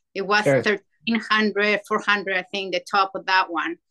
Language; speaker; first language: English; non-native, fluent; Spanish